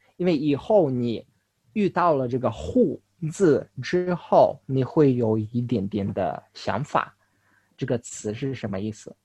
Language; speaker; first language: Chinese; non-native, fluent; Russian